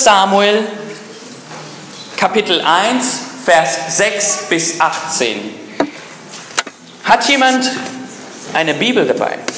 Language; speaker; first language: German; non-native, fluent; English